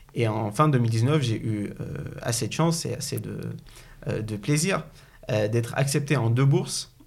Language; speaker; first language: French; non-native, fluent; Arabic